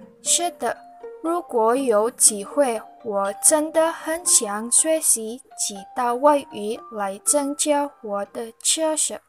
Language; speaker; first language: Chinese; non-native, learner; Indonesian